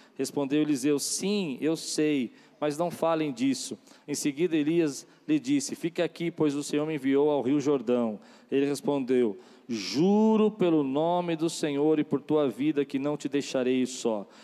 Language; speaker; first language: Portuguese; native; Portuguese